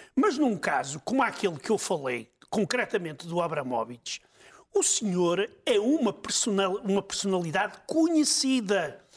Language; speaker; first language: Portuguese; native; Portuguese